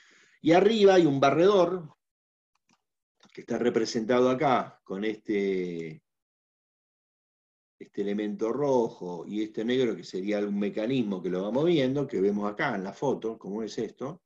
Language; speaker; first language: Spanish; native; Spanish